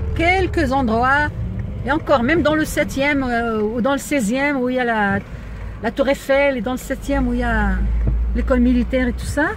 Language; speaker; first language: French; non-native, local second language; Arabic